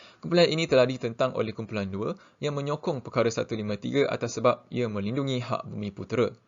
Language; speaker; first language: Malay; native; Malay